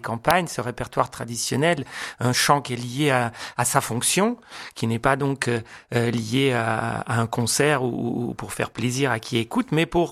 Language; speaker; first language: French; native; French